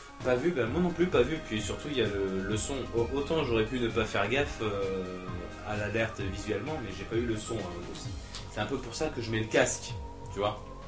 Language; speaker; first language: French; native; French